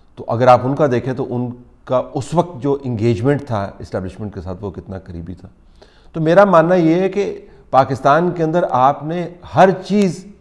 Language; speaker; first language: Urdu; native; Urdu